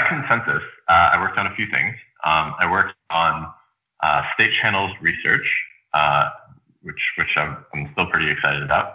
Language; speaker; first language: English; native; English